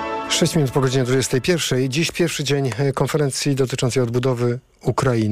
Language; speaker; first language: Polish; native; Polish